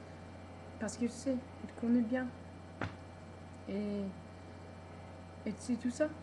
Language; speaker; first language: French; non-native, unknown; English